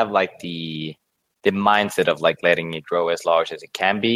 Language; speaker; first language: English; non-native, fluent; Swedish